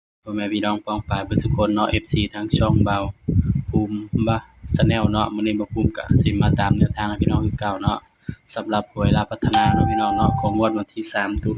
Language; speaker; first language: Thai; non-native, local second language; Northeastern Thai